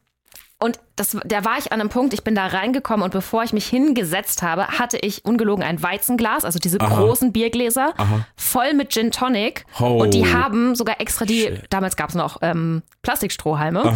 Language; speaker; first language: German; native; German